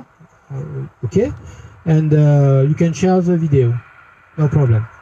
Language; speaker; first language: English; non-native, learner; French